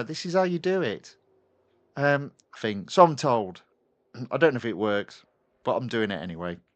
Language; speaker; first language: English; native; English